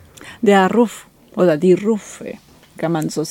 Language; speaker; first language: German; non-native, fluent; Spanish